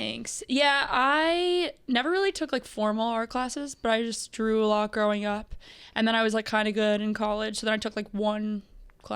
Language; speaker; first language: English; native; English